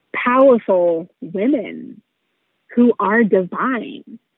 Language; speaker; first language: English; native; English